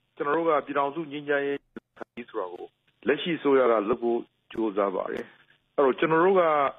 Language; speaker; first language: Burmese; native; Burmese